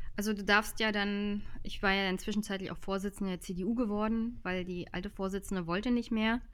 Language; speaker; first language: German; native; German